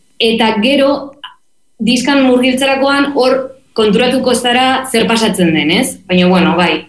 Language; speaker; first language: Basque; non-native, local second language; Spanish